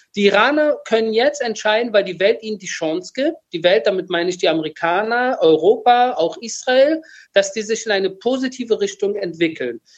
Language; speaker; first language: German; early bilingual, other home language; Persian